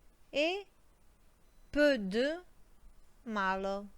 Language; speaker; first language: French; non-native, fluent; Croatian